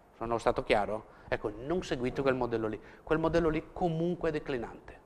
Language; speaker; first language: Italian; native; Italian